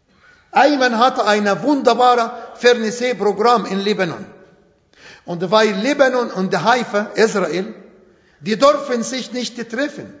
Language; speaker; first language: German; non-native, fluent; Arabic